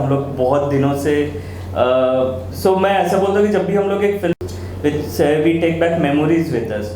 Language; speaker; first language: Hindi; native; Hindi